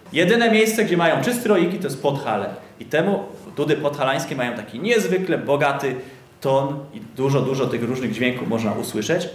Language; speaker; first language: Polish; native; Polish